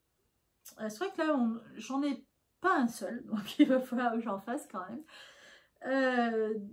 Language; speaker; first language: French; native; French